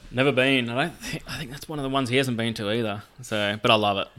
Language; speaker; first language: English; native; English